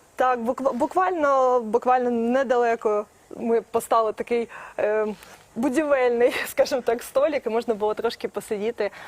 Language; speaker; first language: Ukrainian; native; Ukrainian